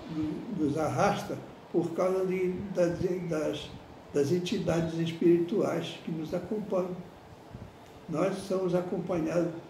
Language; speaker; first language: Portuguese; native; Portuguese